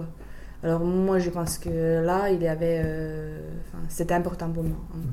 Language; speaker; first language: French; non-native, fluent; Finnish